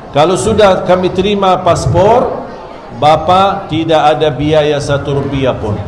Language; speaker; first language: Malay; non-native, fluent; Arabic